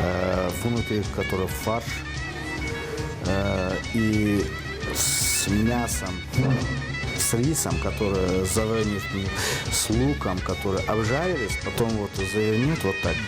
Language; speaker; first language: Russian; non-native, learner; Azerbaijani